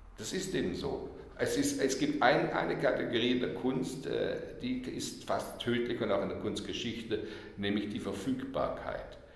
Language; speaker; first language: German; native; German